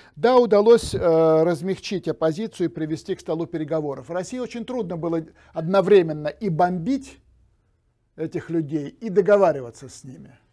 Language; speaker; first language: Russian; native; Russian